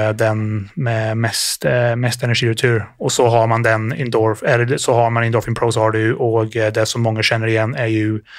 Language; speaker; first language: Swedish; non-native, fluent; English